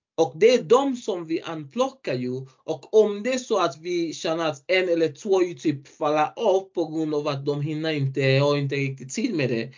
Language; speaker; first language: Swedish; non-native, fluent; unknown